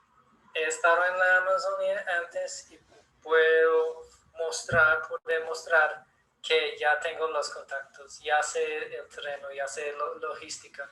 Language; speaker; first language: Spanish; non-native, learner; English